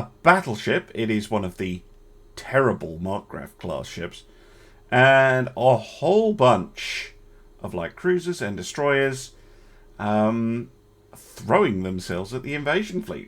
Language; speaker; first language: English; native; English